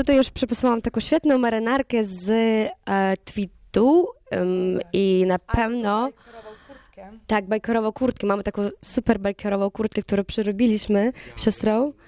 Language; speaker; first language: Polish; non-native, learner; Ukrainian